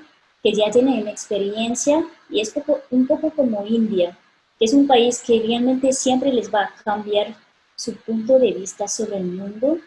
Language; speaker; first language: Spanish; non-native, fluent; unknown